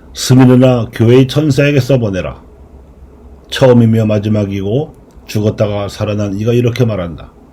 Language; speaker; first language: Korean; native; Korean